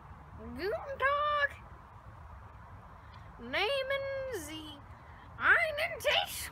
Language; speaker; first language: German; non-native, learner; English